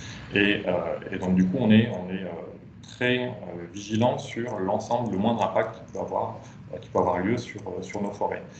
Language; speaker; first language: French; native; French